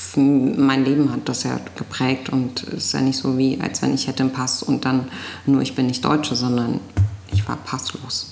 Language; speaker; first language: German; early bilingual, other home language; Arabic